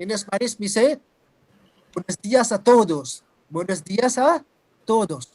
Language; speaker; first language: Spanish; non-native, fluent; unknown